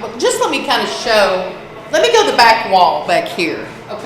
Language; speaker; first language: English; native; English